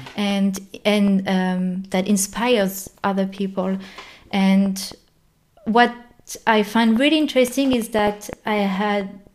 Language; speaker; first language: English; non-native, fluent; French